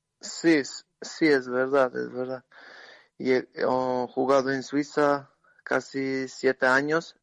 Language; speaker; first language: Spanish; non-native, learner; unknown